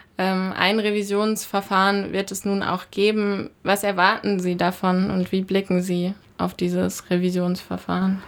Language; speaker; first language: German; native; German